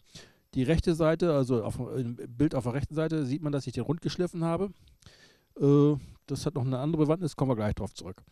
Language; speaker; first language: German; native; German